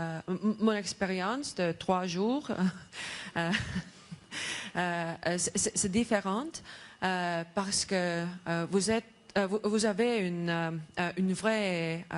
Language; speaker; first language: French; non-native, learner; Estonian